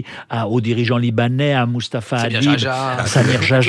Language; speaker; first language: French; native; French